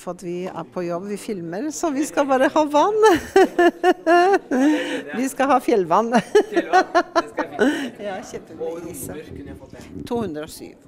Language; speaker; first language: Norwegian; native; Norwegian